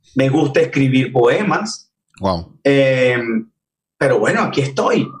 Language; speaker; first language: Spanish; native; Spanish